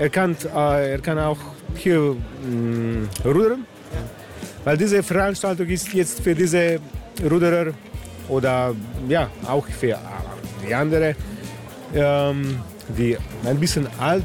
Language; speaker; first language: German; non-native, learner; Slovenian